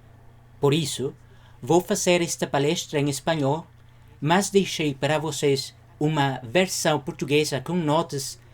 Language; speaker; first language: Portuguese; non-native, learner; Spanish